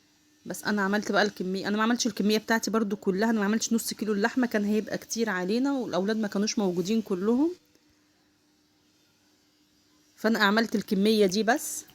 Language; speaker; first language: Arabic; native; Arabic